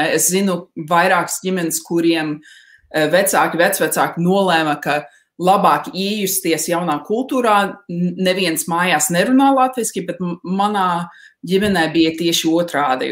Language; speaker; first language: Latvian; early bilingual, heritage; Latvian